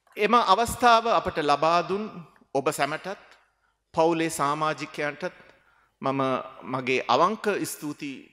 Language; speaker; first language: Sinhala; non-native, local second language; Tamil